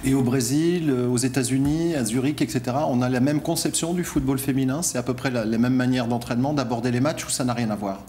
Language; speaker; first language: French; native; French